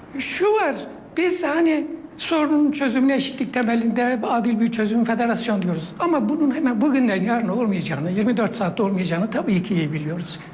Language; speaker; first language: Turkish; non-native, local second language; Kurdish